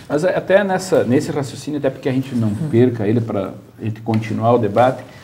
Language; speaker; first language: Portuguese; native; Portuguese